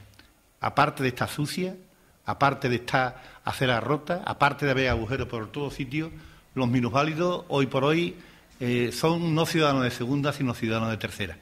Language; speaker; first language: Spanish; native; Spanish